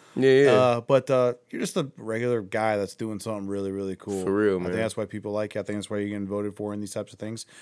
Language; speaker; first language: English; native; English